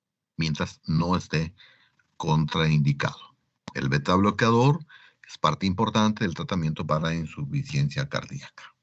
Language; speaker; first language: Spanish; native; Spanish